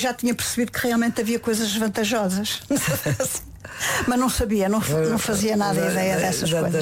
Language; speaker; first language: Portuguese; native; Portuguese